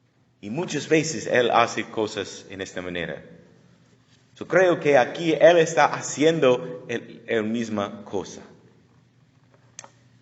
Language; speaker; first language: Spanish; non-native, learner; English